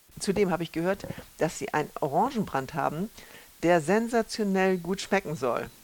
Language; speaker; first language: German; native; German